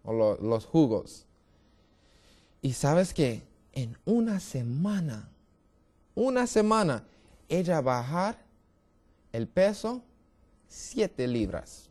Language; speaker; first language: Spanish; non-native, learner; English